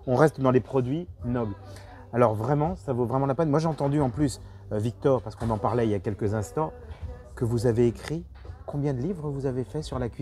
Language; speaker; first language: French; native; French